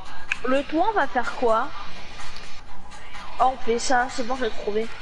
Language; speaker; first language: French; native; French